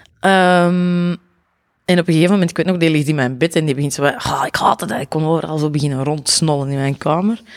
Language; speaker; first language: Dutch; native; Dutch